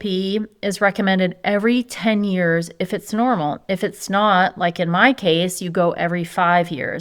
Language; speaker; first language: English; native; English